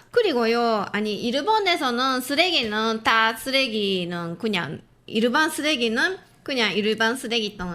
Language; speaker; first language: Korean; non-native, fluent; Japanese